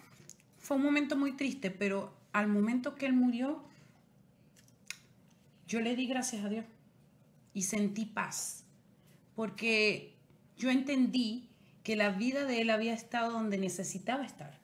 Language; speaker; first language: Spanish; native; Spanish